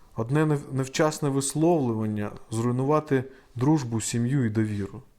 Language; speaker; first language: Ukrainian; non-native, local second language; Russian